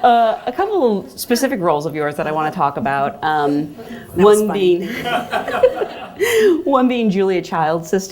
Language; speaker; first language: English; native; English